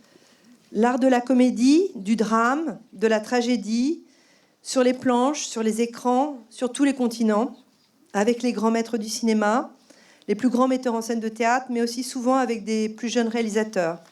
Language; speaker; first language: French; native; French